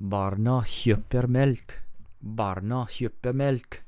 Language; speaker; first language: Norwegian; non-native, learner; English